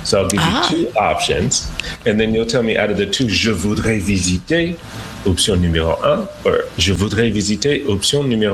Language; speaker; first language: French; non-native, fluent; English